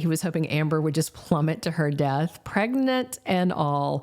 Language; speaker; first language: English; native; English